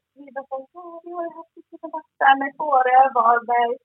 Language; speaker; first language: Swedish; native; Swedish